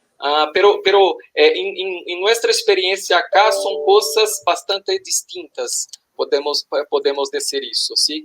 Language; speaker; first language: Spanish; non-native, learner; Portuguese